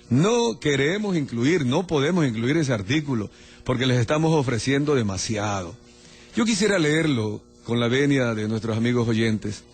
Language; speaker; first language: Spanish; native; Spanish